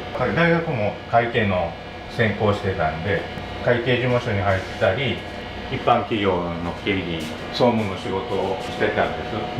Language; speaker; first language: Japanese; native; Japanese